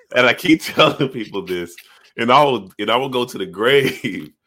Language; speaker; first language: English; native; English